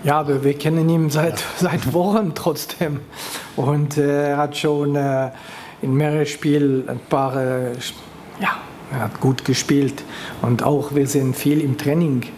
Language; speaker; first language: German; non-native, local second language; French